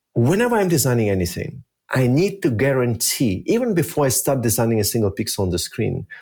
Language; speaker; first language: English; early bilingual, other home language; Russian